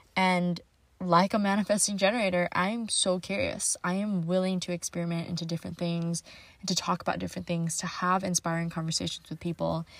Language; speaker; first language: English; native; English